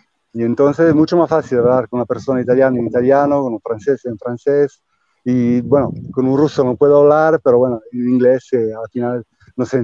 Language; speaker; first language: Spanish; non-native, fluent; Italian